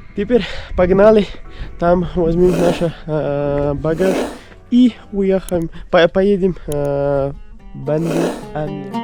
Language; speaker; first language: Russian; non-native, learner; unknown